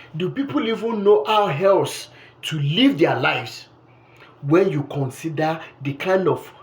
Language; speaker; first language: English; non-native, local second language; Yoruba